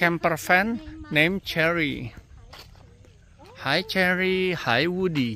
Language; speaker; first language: English; non-native, learner; Indonesian